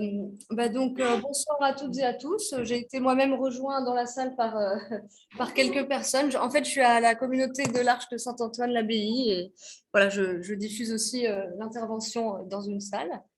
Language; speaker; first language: French; native; French